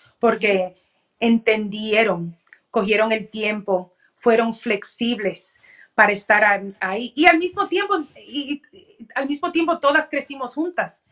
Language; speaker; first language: Spanish; early bilingual, heritage; Spanish